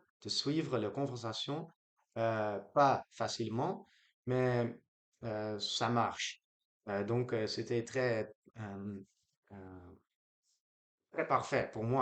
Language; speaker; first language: French; non-native, learner; Dutch